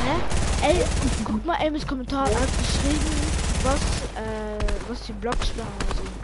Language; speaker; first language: German; native; German